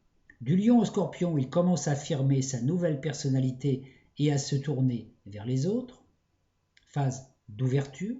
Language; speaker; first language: French; native; French